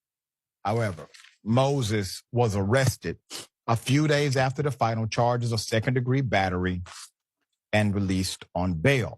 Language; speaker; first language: English; native; English